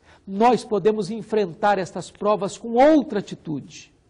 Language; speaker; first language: Portuguese; native; Portuguese